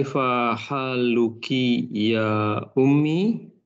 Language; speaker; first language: Arabic; non-native, learner; Indonesian